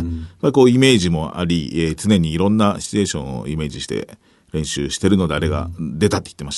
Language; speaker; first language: Japanese; native; Japanese